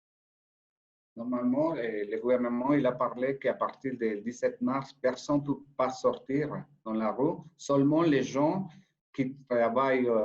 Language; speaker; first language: French; non-native, fluent; Spanish